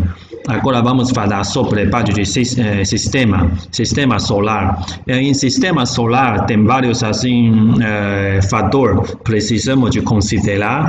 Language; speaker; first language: Portuguese; non-native, learner; Chinese